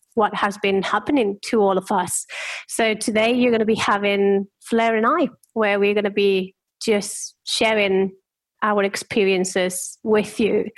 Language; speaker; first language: English; non-native, fluent; Spanish